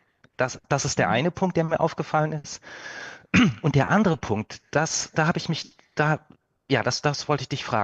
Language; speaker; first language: German; native; German